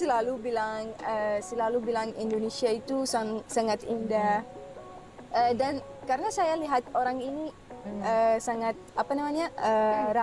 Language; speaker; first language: Indonesian; non-native, fluent; Arabic